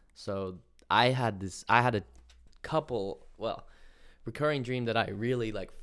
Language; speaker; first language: English; native; English